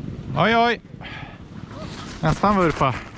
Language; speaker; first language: Swedish; native; Swedish